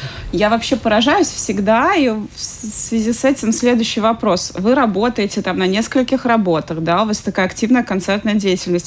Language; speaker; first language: Russian; native; Russian